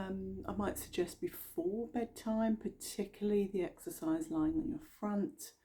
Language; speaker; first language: English; native; English